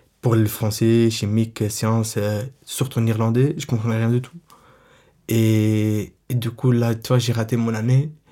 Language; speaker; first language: French; non-native, fluent; Arabic